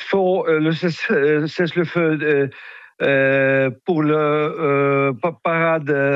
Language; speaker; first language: French; non-native, fluent; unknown